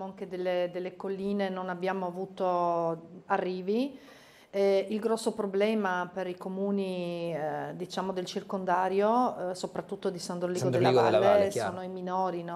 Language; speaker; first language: Italian; native; Italian